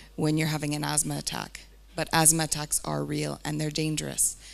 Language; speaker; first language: English; native; English